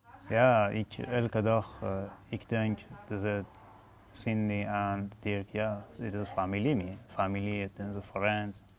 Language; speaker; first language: Dutch; non-native, learner; Persian